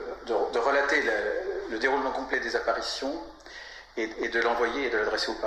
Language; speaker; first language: French; native; French